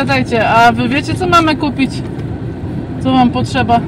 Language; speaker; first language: Polish; native; Polish